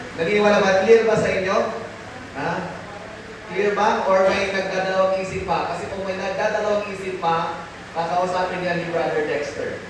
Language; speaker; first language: Filipino; non-native, local second language; Iloko